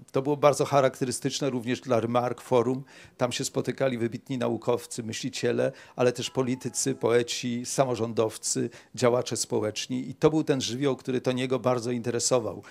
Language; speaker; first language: Polish; native; Polish